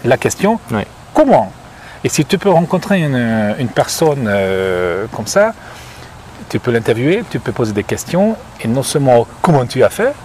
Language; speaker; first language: French; non-native, fluent; Hungarian